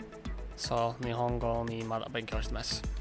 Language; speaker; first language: Japanese; non-native, learner; English